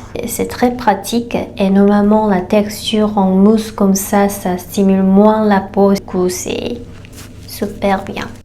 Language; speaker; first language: French; non-native, fluent; Korean